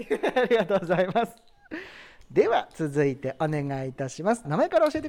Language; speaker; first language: Japanese; native; Japanese